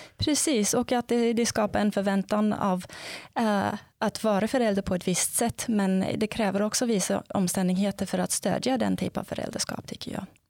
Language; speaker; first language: Swedish; non-native, fluent; English